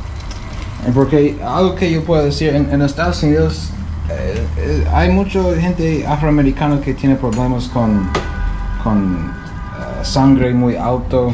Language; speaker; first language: Spanish; non-native, learner; English